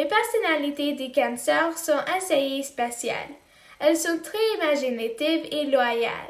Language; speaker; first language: French; non-native, learner; English